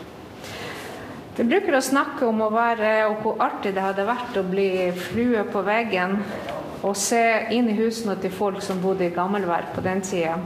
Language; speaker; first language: Norwegian; non-native, fluent; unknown